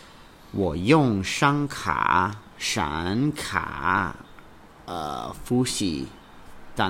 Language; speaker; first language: Chinese; non-native, learner; English